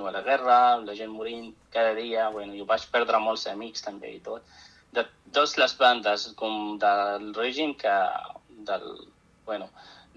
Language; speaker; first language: Catalan; non-native, fluent; Arabic